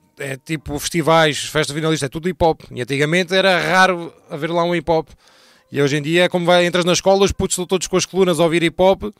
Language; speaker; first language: Portuguese; early bilingual, heritage; Portuguese